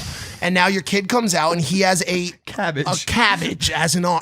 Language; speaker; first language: English; native; English